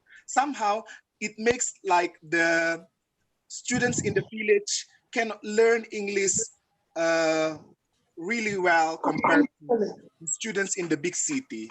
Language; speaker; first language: English; non-native, fluent; Indonesian